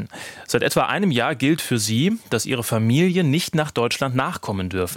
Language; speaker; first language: German; native; German